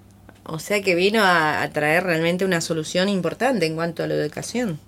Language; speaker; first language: Spanish; native; Spanish